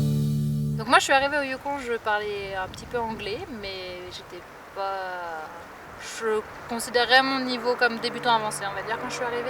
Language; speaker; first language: French; native; French